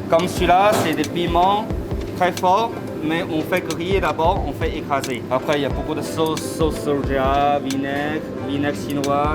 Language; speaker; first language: French; non-native, fluent; Chinese